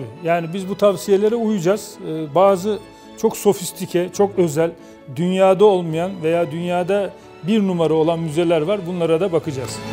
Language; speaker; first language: Turkish; native; Turkish